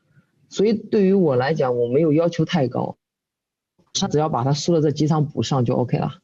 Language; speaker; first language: Chinese; native; Chinese